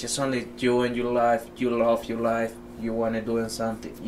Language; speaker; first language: English; non-native, learner; Spanish